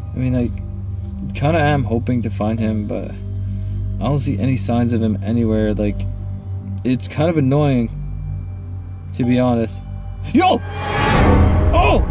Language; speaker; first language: English; native; English